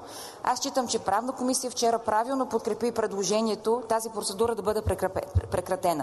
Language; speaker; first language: Bulgarian; native; Bulgarian